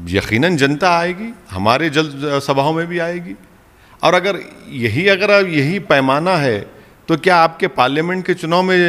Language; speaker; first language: Hindi; non-native, local second language; Urdu